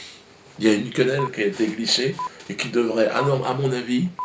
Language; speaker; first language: French; native; French